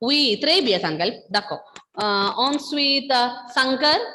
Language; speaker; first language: French; non-native, fluent; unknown